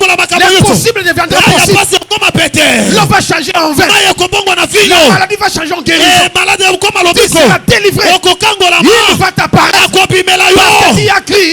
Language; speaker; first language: French; non-native, local second language; Lingala